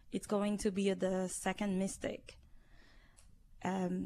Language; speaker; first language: English; non-native, learner; Haitian Creole